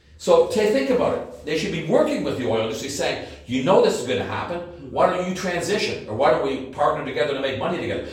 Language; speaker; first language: English; native; English